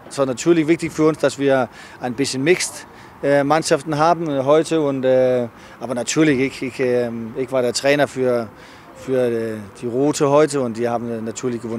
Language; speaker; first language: German; non-native, fluent; Danish